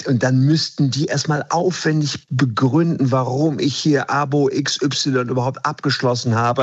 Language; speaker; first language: German; native; German